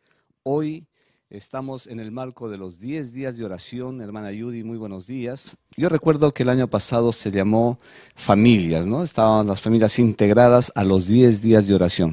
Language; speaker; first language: Spanish; native; Spanish